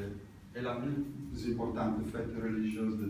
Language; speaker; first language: French; non-native, learner; Italian